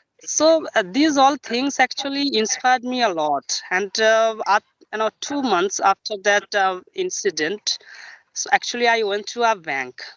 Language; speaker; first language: English; non-native, local second language; Bangla